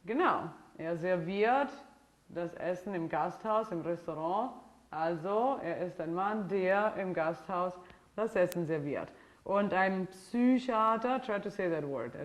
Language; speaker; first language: German; non-native, fluent; English